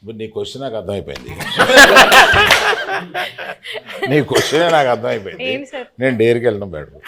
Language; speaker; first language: Telugu; native; Telugu